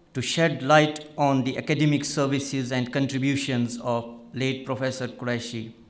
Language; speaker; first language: English; non-native, local second language; Urdu